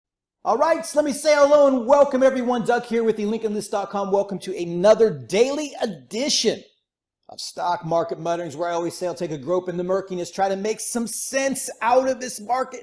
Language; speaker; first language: English; native; English